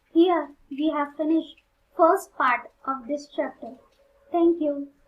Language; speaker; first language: English; non-native, local second language; Marathi